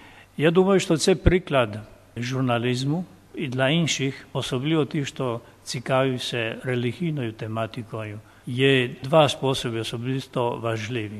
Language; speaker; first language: Ukrainian; non-native, fluent; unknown